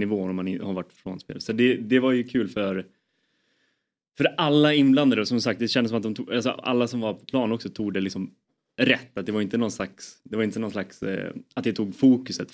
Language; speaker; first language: Swedish; native; Swedish